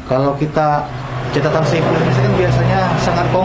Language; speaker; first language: Malay; native; Malay